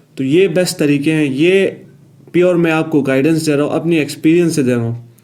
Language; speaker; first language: Urdu; non-native, local second language; Punjabi